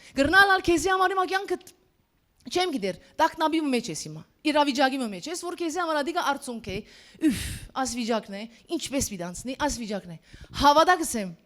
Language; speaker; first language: Armenian; early bilingual, heritage; Armenian